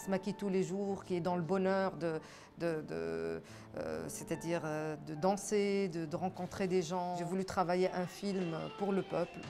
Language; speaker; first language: French; non-native, local second language; Arabic